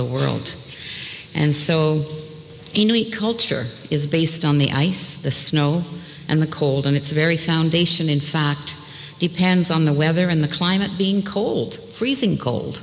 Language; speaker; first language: English; early bilingual, other home language; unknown